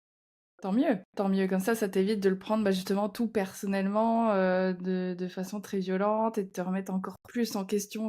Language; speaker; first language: French; native; French